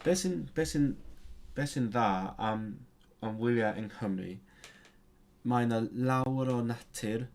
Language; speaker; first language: Welsh; non-native, learner; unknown